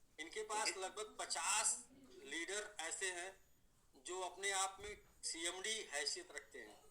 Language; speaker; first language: Hindi; native; Hindi